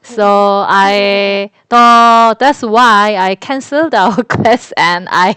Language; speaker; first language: English; non-native, learner; Korean